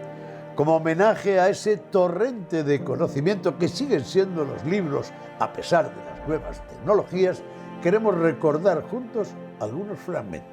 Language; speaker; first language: Spanish; native; Spanish